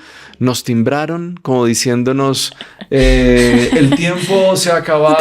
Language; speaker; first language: Spanish; native; Spanish